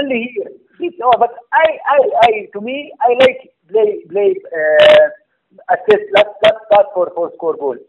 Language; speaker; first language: English; non-native, learner; Arabic